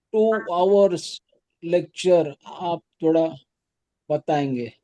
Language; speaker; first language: Hindi; non-native, local second language; Marathi